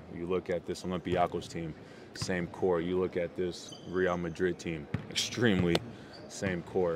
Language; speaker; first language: English; native; English